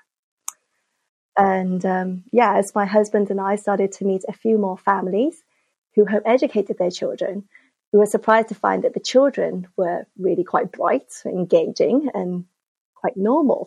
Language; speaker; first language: English; native; English